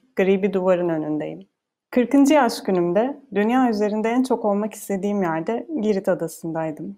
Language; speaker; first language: Turkish; native; Turkish